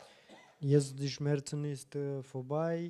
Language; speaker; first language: German; non-native, learner; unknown